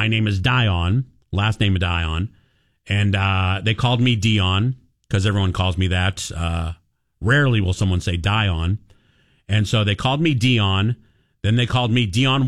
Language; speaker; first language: English; native; English